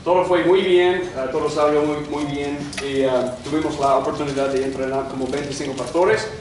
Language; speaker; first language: Spanish; non-native, fluent; English